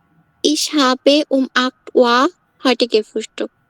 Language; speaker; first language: German; non-native, learner; Bangla